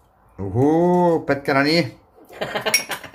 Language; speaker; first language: Thai; non-native, learner; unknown